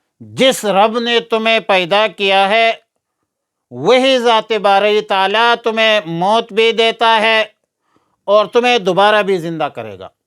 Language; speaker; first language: Urdu; non-native, local second language; Pashto